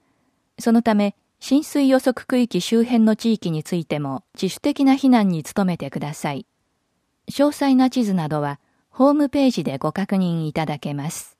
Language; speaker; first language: Japanese; native; Japanese